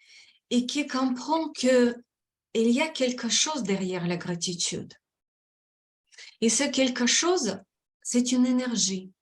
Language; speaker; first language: French; non-native, fluent; Russian